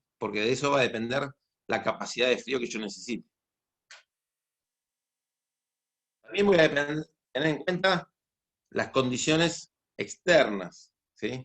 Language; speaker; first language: Spanish; native; Spanish